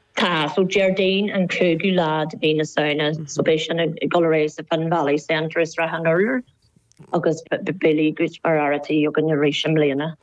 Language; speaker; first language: Irish; native; Irish